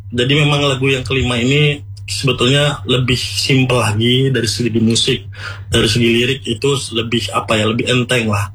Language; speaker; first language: Indonesian; non-native, local second language; Madurese